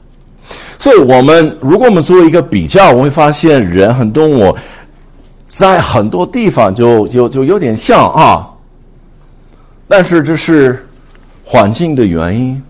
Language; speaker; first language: Chinese; non-native, fluent; English